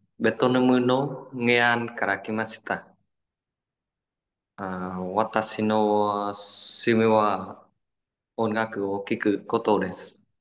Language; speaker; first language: Japanese; non-native, learner; Vietnamese